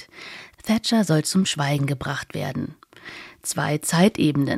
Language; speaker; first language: German; native; German